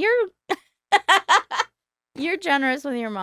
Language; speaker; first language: English; native; English